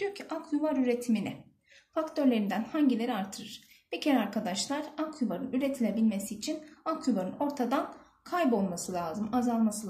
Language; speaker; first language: Turkish; native; Turkish